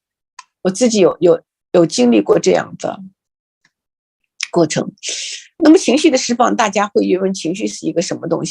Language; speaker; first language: Chinese; native; Chinese